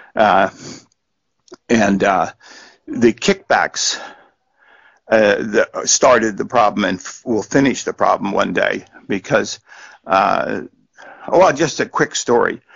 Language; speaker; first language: English; native; English